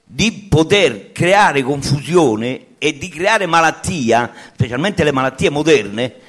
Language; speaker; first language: Italian; native; Italian